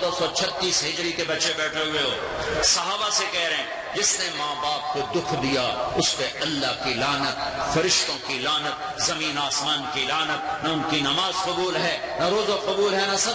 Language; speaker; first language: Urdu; non-native, local second language; Punjabi